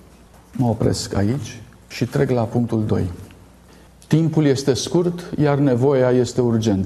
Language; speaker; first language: Romanian; native; Romanian